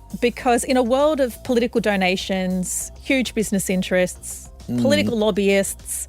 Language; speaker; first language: English; native; English